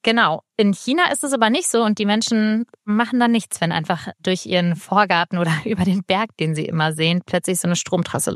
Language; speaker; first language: German; native; German